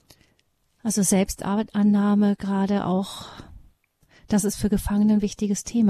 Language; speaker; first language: German; native; German